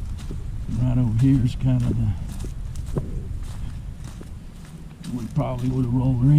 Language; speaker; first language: English; native; English